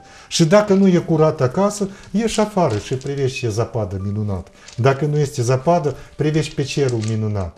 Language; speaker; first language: Romanian; non-native, fluent; Russian